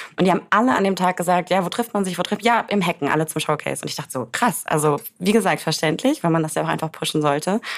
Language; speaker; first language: German; native; German